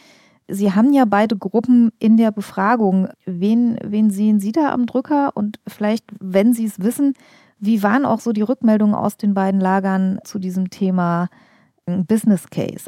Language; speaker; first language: German; native; German